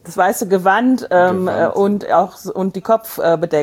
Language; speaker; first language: German; native; German